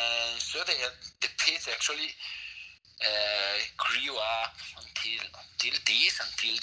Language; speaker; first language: English; non-native, fluent; Italian